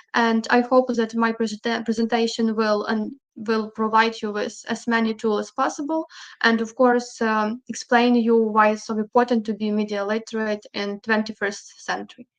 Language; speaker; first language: English; non-native, fluent; Ukrainian